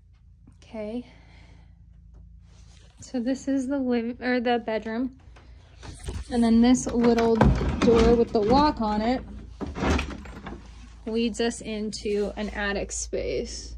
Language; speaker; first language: English; native; English